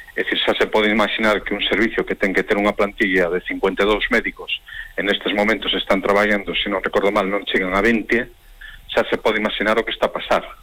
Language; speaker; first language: Galician; native; Galician